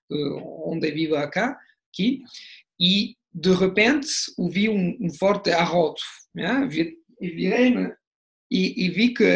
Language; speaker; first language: Portuguese; non-native, fluent; Italian